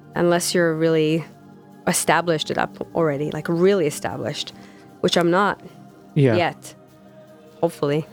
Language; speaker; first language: English; non-native, fluent; Hebrew